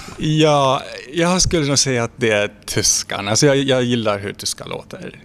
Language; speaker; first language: Swedish; non-native, fluent; Hungarian